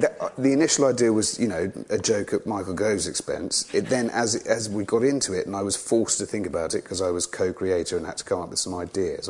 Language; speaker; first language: English; native; English